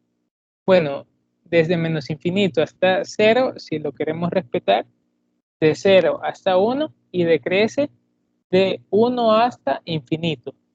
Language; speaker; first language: Spanish; native; Spanish